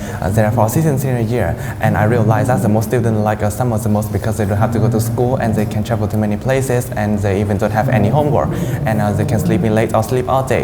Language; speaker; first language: English; non-native, fluent; Vietnamese